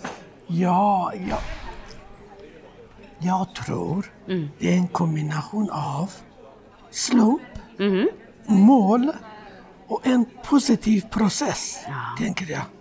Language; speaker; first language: Swedish; non-native, fluent; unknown